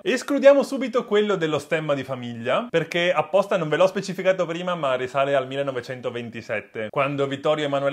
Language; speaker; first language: Italian; native; Italian